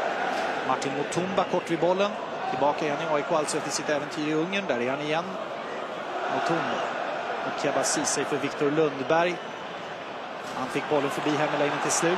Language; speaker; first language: Swedish; native; Swedish